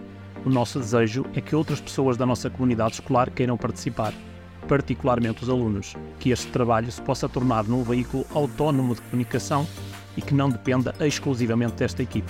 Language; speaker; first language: Portuguese; native; Portuguese